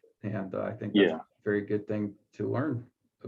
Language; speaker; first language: English; native; English